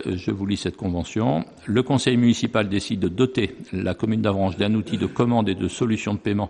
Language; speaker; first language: French; native; French